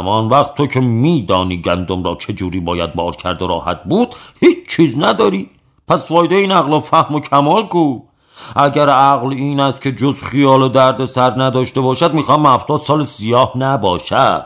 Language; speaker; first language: Persian; native; Persian